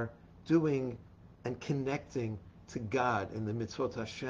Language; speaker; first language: English; native; English